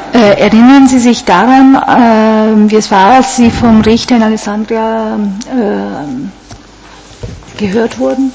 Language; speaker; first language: German; non-native, fluent; Italian